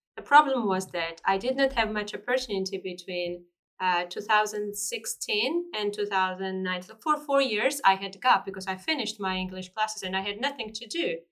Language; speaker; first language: English; non-native, fluent; Georgian